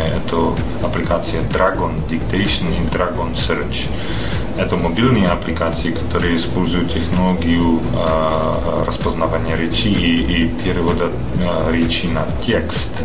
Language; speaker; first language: Russian; non-native, fluent; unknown